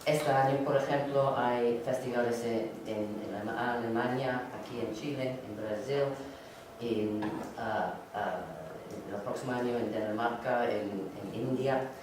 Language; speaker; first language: Spanish; non-native, learner; English